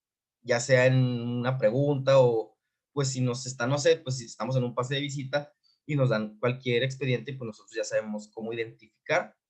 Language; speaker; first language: Spanish; native; Spanish